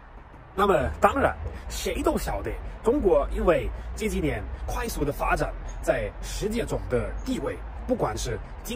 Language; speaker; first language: Chinese; non-native, fluent; German